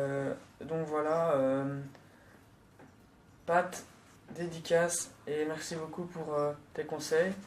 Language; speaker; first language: French; native; French